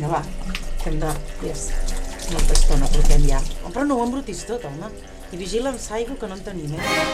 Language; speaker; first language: Catalan; native; Catalan